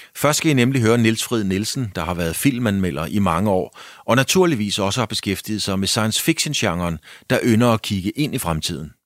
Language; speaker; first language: Danish; native; Danish